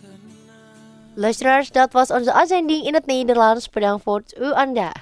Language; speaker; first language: Dutch; non-native, fluent; Indonesian